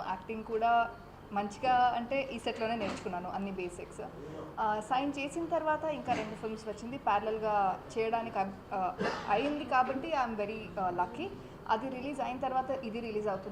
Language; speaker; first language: Telugu; non-native, fluent; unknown